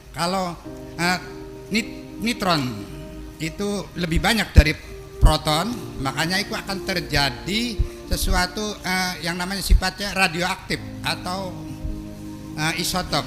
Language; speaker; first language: Indonesian; non-native, local second language; Javanese